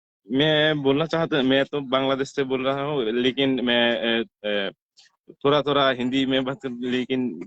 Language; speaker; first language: Hindi; non-native, learner; Bangla